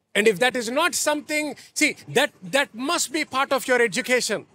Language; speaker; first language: English; non-native, local second language; Telugu